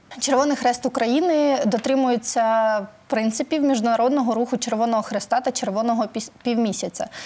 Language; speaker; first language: Ukrainian; native; Ukrainian